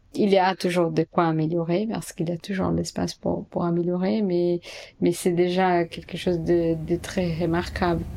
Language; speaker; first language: French; non-native, fluent; Portuguese